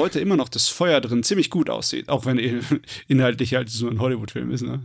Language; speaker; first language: German; native; German